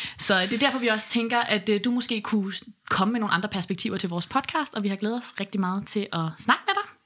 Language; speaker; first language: Danish; native; Danish